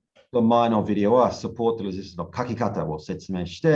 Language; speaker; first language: Japanese; non-native, learner; English